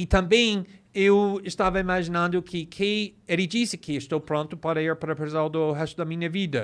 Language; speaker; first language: Portuguese; non-native, fluent; English